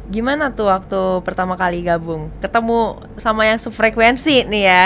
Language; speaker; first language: Indonesian; native; Indonesian